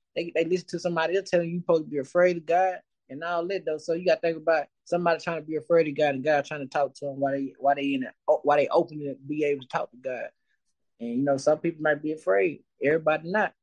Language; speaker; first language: English; native; English